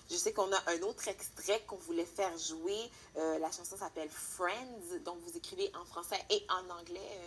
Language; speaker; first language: French; native; French